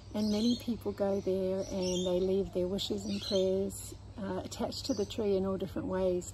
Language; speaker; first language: English; native; English